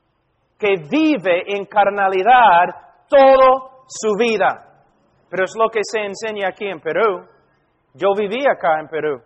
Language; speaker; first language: Spanish; non-native, fluent; English